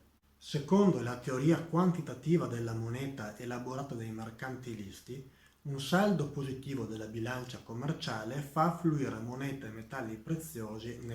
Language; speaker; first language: Italian; native; Italian